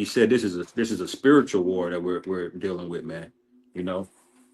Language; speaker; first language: English; native; English